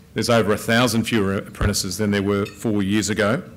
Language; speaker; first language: English; native; English